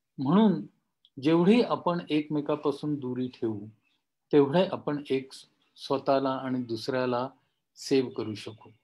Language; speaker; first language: Marathi; non-native, local second language; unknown